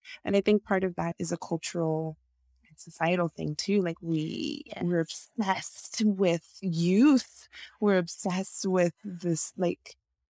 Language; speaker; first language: English; non-native, local second language; Yoruba